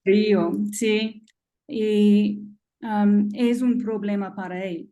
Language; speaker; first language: Spanish; non-native, learner; English